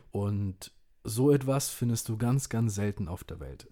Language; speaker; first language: German; early bilingual, other home language; Indonesian